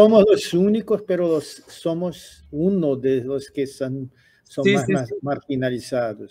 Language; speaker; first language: Portuguese; non-native, fluent; Spanish